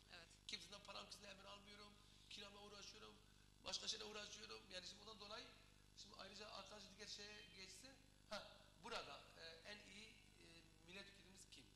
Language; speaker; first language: Turkish; non-native, local second language; Kurdish